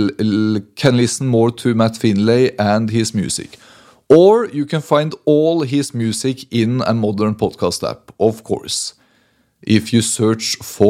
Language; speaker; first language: English; non-native, fluent; Norwegian